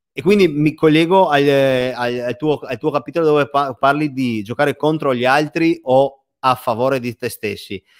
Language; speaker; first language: Italian; native; Italian